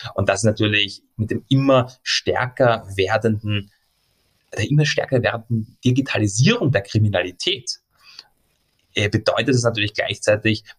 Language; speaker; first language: German; native; German